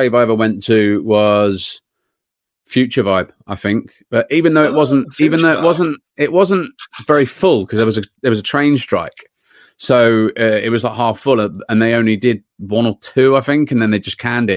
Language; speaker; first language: English; native; English